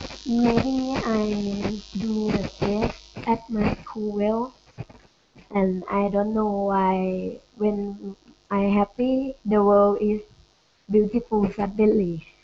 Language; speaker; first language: English; non-native, learner; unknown